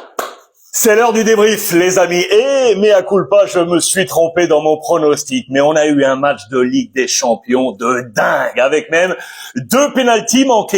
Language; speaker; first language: French; native; French